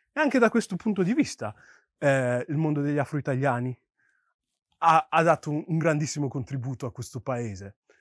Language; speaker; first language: Italian; early bilingual, other home language; Yoruba